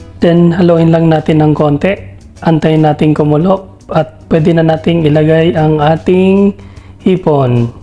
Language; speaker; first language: Filipino; non-native, local second language; Bikol